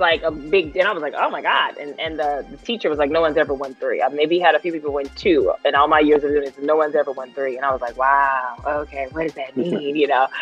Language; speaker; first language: English; native; English